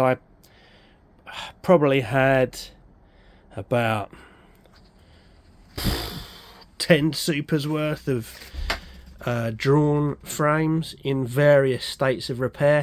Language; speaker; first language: English; native; English